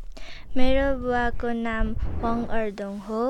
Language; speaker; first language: Nepali; early bilingual, other home language; Chinese